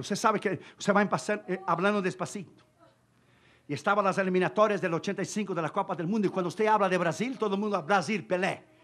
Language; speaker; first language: Spanish; non-native, fluent; Portuguese